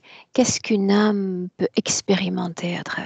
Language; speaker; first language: French; native; French